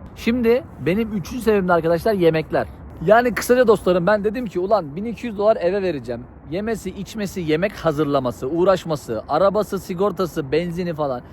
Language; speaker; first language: Turkish; native; Turkish